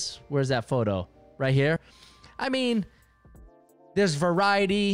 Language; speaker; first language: English; native; English